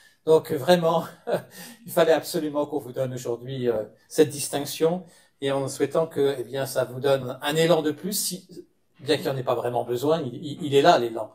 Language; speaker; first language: French; native; French